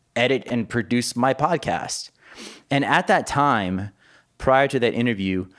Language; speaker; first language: English; native; English